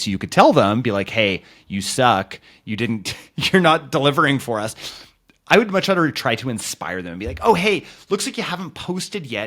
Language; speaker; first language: English; native; English